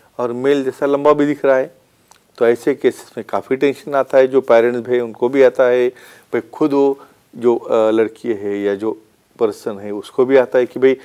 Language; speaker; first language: Hindi; non-native, local second language; Marathi